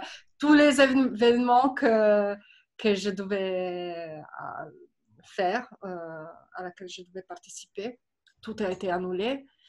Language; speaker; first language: French; non-native, fluent; Italian